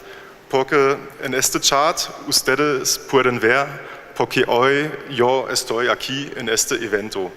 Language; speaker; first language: Spanish; non-native, learner; German